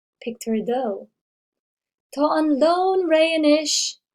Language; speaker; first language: Irish; non-native, local second language; English